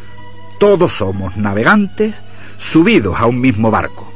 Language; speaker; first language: Spanish; native; Spanish